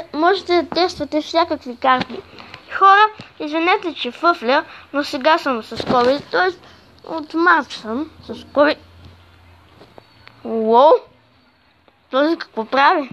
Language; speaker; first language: Bulgarian; native; Bulgarian